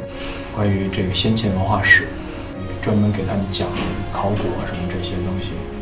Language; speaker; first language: Chinese; native; Chinese